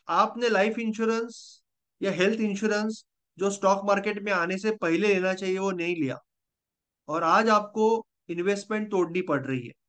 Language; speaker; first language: Hindi; non-native, local second language; Marathi